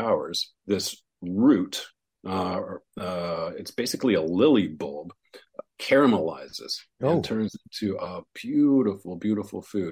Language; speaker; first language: English; native; English